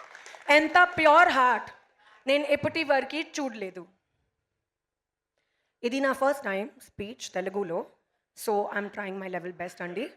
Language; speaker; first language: Telugu; non-native, learner; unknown